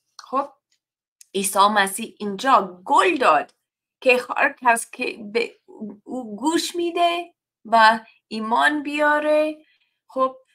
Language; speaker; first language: Persian; non-native, learner; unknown